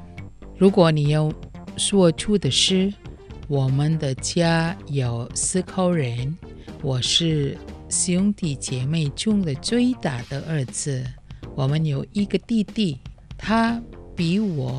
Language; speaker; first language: Chinese; non-native, learner; Indonesian